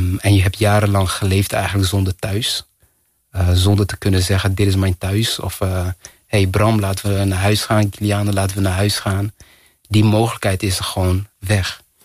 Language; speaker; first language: Dutch; early bilingual, other home language; Kinyarwanda